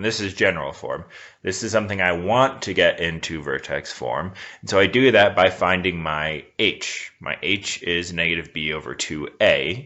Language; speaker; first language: English; native; English